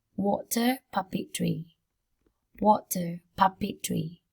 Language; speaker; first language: English; non-native, fluent; Vietnamese